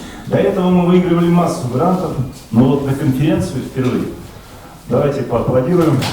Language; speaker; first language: Russian; native; Russian